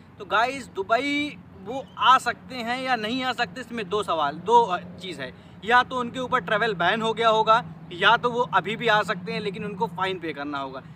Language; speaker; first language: Hindi; native; Hindi